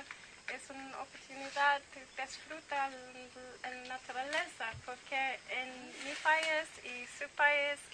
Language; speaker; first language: Spanish; non-native, learner; English